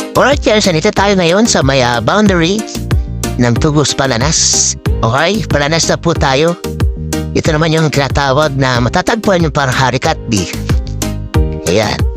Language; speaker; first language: Filipino; native; Filipino